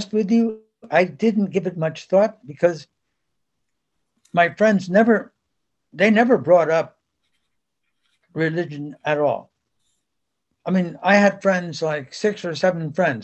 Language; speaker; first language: English; early bilingual, other home language; Spanish